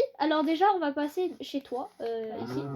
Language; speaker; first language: French; native; French